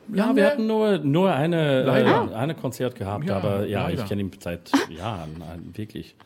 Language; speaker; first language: German; non-native, fluent; English